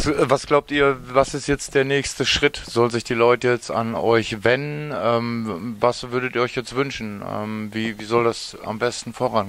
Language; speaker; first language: German; native; German